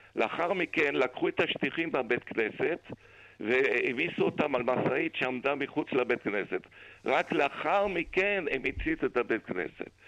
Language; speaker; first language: Hebrew; early bilingual, other home language; German